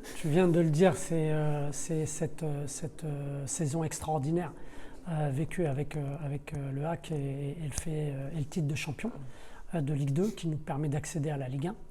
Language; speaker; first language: French; early bilingual, other home language; Arabic